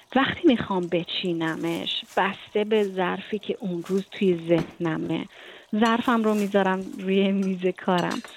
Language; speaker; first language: Persian; native; Persian